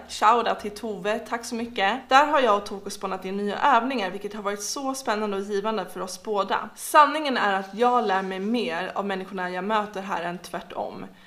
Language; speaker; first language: Swedish; native; Swedish